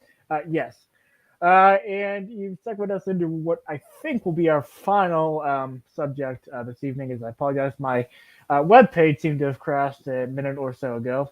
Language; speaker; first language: English; native; English